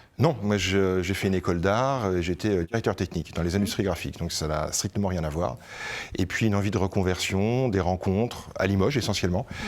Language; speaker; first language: French; native; French